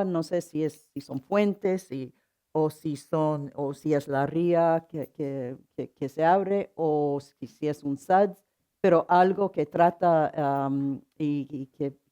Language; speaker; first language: Spanish; non-native, fluent; English